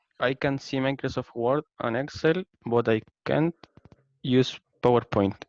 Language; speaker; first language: English; non-native, learner; Spanish